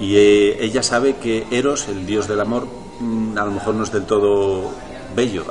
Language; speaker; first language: Spanish; native; Spanish